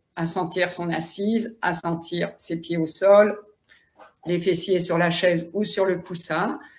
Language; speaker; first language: French; native; French